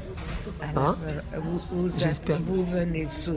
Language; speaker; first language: French; non-native, fluent; Hungarian